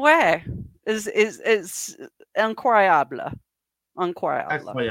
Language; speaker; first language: French; non-native, learner; English